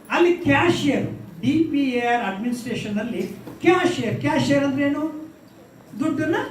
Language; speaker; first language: Kannada; native; Kannada